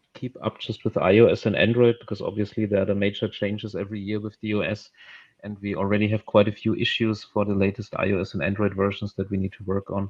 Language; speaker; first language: English; non-native, fluent; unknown